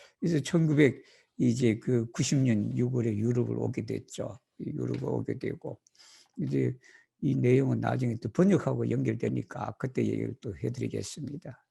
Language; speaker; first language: Korean; native; Korean